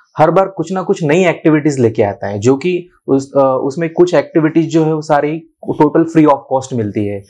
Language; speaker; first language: Hindi; non-native, local second language; Marathi